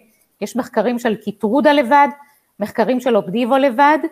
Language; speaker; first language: Hebrew; native; Hebrew